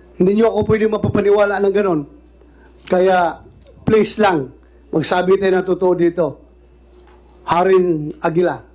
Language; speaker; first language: Filipino; non-native, local second language; Cebuano